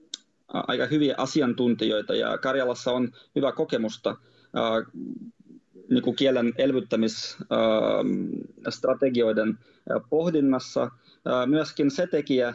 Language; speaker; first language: Finnish; non-native, fluent; Russian